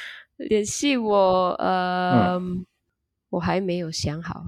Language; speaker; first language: Chinese; non-native, learner; Indonesian